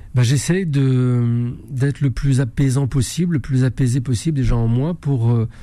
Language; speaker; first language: French; native; French